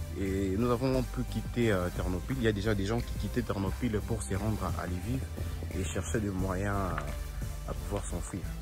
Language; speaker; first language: French; non-native, local second language; Swahili